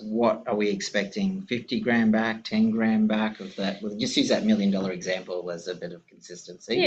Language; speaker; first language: English; native; English